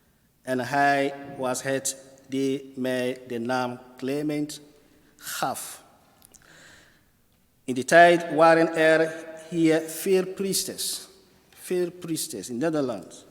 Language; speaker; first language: Dutch; non-native, fluent; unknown